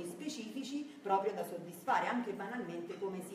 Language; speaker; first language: Italian; native; Italian